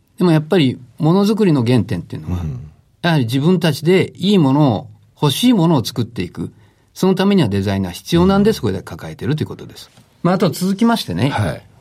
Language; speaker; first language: Japanese; native; Japanese